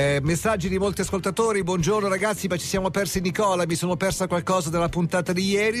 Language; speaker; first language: Italian; native; Italian